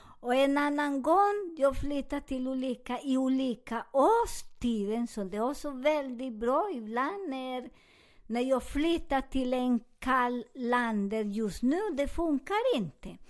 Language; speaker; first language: Swedish; non-native, learner; Spanish